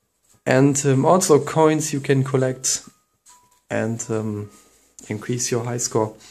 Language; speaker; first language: English; non-native, fluent; German